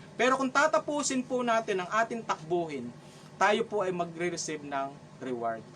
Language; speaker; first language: Filipino; non-native, local second language; Cebuano